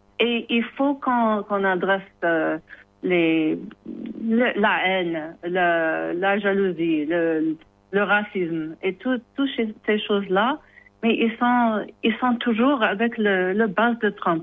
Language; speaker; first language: French; non-native, learner; English